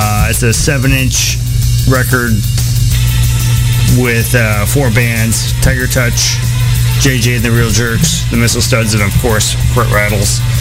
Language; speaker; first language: English; native; English